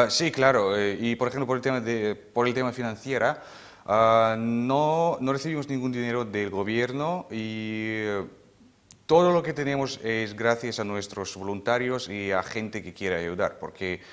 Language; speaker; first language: Spanish; non-native, fluent; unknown